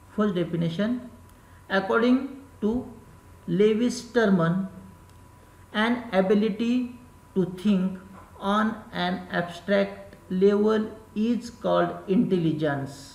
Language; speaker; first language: Hindi; non-native, local second language; Marathi